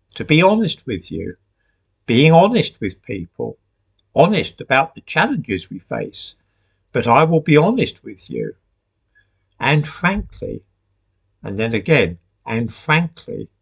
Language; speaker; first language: English; native; English